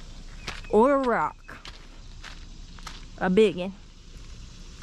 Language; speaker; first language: English; native; English